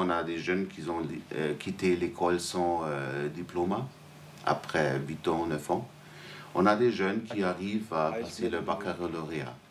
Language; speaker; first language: French; non-native, fluent; German